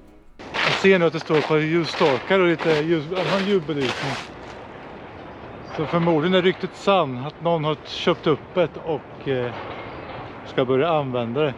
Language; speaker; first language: Swedish; native; Swedish